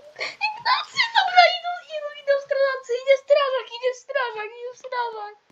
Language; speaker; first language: Polish; native; Polish